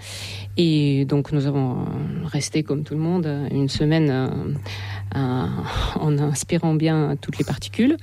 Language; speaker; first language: French; non-native, fluent; Russian